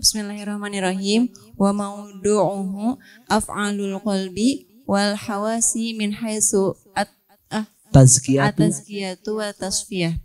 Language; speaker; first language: Arabic; non-native, learner; Indonesian